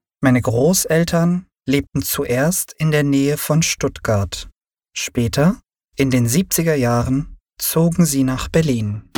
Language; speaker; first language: German; early bilingual, other home language; Turkish